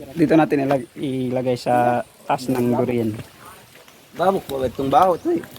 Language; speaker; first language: Filipino; non-native, local second language; Cebuano